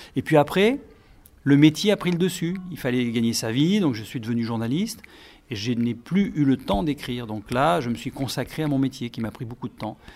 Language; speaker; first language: French; native; French